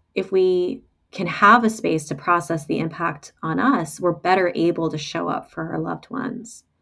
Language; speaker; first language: English; native; English